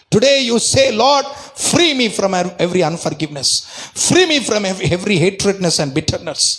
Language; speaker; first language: English; non-native, local second language; Telugu